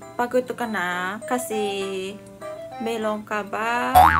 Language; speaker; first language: Filipino; non-native, learner; Japanese